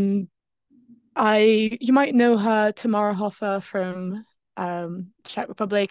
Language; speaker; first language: English; non-native, fluent; French